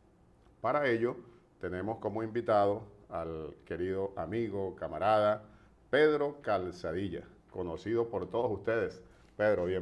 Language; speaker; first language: Spanish; native; Spanish